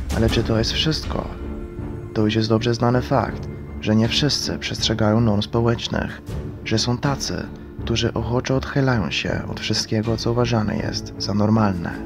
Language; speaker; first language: Polish; non-native, fluent; Croatian